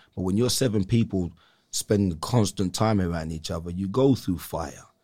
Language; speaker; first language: English; native; English